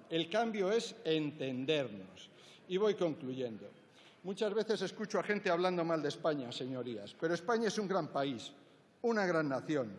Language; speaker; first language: Spanish; native; Spanish